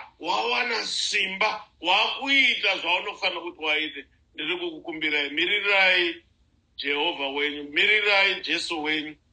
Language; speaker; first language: Shona; native; Shona